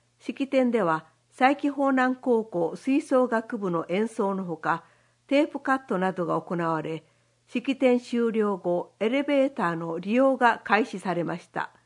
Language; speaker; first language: Japanese; native; Japanese